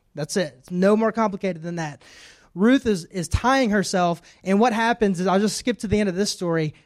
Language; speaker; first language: English; native; English